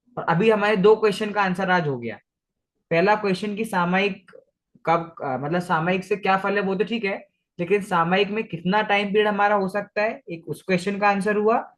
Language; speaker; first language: Hindi; non-native, local second language; Marathi